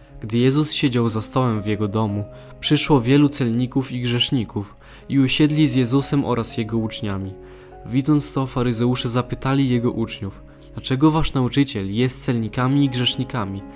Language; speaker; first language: Polish; native; Polish